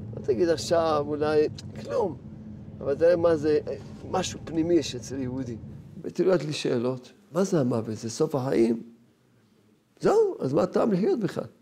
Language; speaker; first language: Hebrew; early bilingual, other home language; Arabic